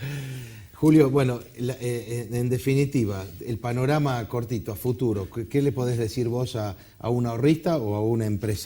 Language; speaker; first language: Spanish; native; Spanish